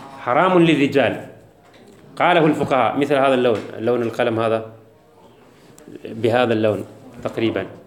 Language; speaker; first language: Arabic; non-native, fluent; Malayalam